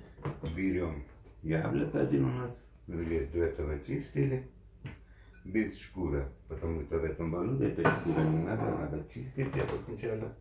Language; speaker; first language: Russian; non-native, learner; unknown